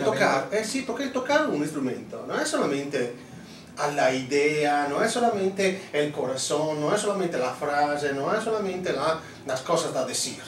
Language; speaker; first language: Spanish; non-native, fluent; Italian